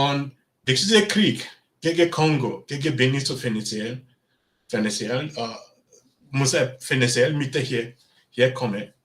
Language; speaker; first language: German; non-native, learner; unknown